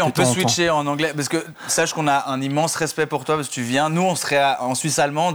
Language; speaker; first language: French; native; French